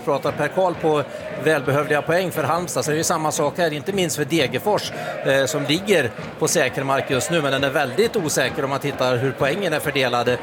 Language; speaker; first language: Swedish; native; Swedish